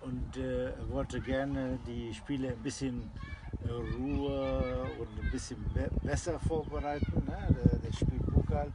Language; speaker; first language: German; non-native, learner; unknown